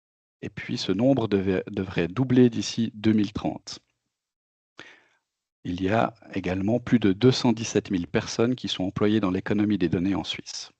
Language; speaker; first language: French; native; French